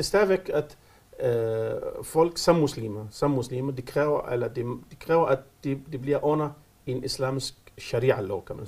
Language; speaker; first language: Danish; non-native, fluent; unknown